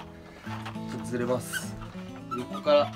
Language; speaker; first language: Japanese; native; Japanese